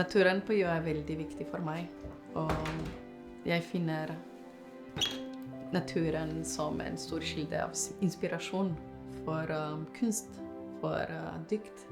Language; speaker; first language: Norwegian; non-native, fluent; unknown